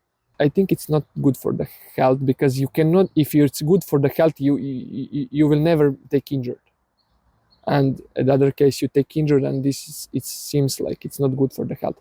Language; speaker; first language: English; non-native, learner; Serbian